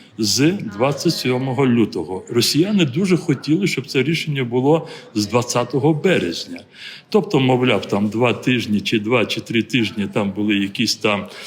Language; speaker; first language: Ukrainian; non-native, local second language; Crimean Tatar